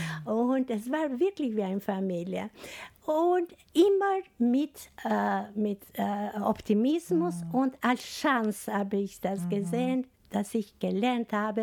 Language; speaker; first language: German; non-native, fluent; Albanian